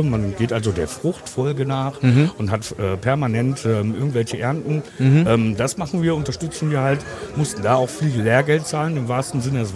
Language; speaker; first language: German; native; German